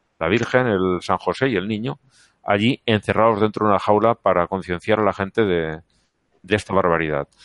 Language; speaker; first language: Spanish; native; Spanish